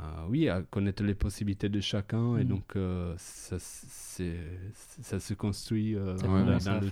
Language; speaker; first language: French; non-native, fluent; Italian